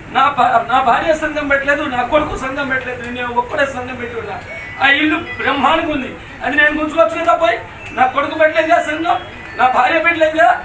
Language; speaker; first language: Telugu; non-native, local second language; Lambadi